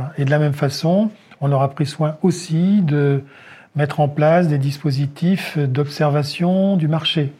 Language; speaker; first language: French; native; French